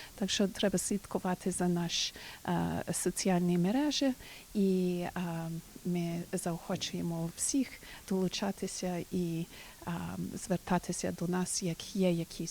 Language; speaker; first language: Ukrainian; early bilingual, heritage; Ukrainian